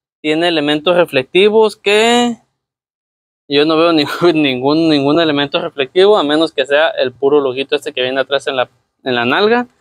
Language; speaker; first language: Spanish; native; Spanish